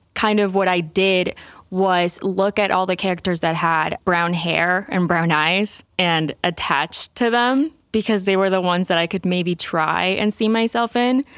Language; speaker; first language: English; non-native, fluent; Spanish